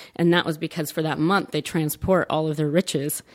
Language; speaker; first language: English; early bilingual, other home language; Italian